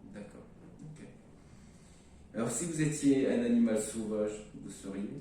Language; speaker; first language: French; native; French